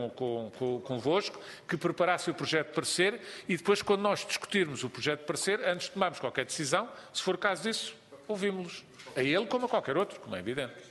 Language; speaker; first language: Portuguese; native; Portuguese